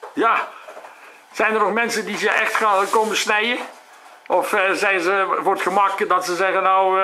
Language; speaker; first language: Dutch; native; Dutch